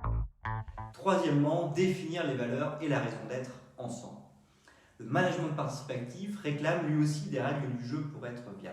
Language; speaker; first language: French; native; French